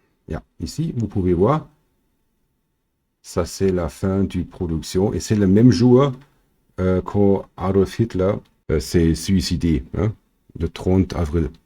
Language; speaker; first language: French; non-native, fluent; German